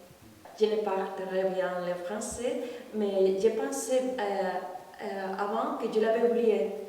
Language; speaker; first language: French; non-native, learner; Spanish